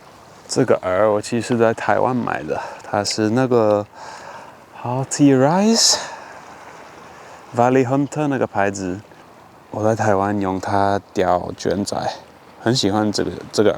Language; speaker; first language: Chinese; non-native, fluent; English